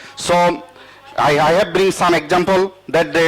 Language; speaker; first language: English; non-native, learner; Bangla